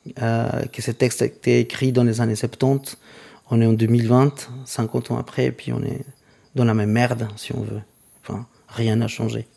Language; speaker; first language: French; non-native, fluent; Spanish